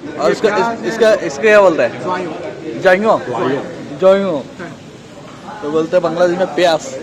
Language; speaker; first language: Hindi; non-native, learner; Bangla